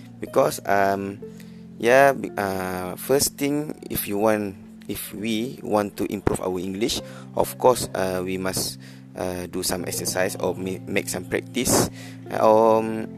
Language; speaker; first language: English; non-native, learner; Malay